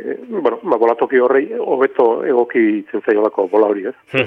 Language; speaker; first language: Basque; native; Basque